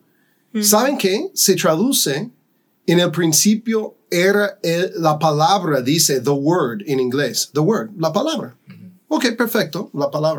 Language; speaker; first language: Spanish; non-native, fluent; English